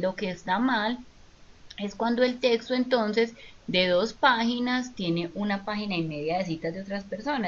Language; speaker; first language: Spanish; native; Spanish